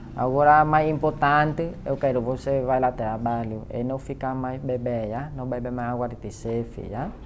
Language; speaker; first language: Portuguese; non-native, learner; Vietnamese